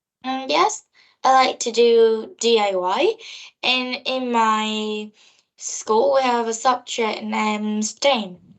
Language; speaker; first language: English; non-native, learner; Vietnamese